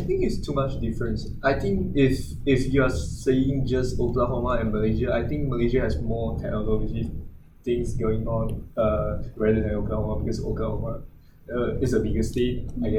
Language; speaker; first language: English; non-native, local second language; Chinese